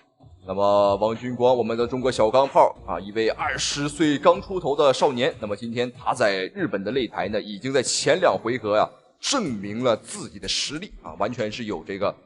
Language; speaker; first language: Chinese; native; Chinese